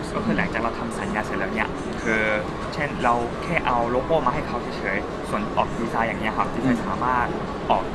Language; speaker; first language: Thai; non-native, fluent; Korean